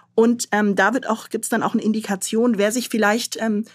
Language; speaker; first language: German; early bilingual, other home language; Arabic